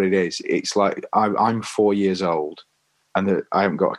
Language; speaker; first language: English; native; English